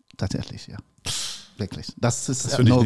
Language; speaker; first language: German; non-native, learner; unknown